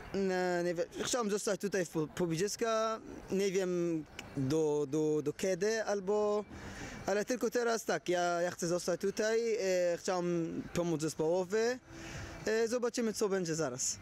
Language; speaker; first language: Polish; non-native, learner; Arabic